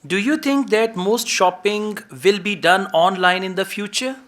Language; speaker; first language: English; non-native, fluent; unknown